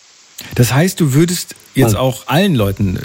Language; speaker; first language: German; native; German